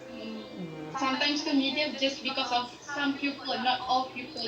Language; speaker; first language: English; non-native, local second language; Malay